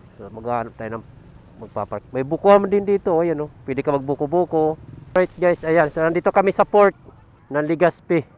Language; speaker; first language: Filipino; native; Filipino